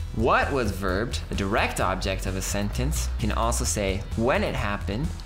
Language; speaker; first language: English; native; English